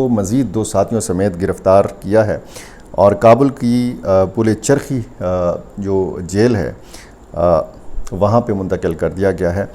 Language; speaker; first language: Urdu; native; Urdu